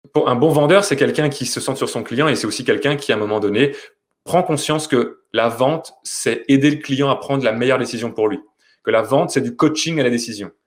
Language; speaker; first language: French; native; French